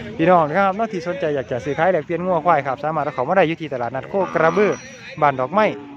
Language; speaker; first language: Thai; native; Thai